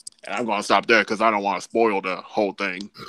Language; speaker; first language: English; native; English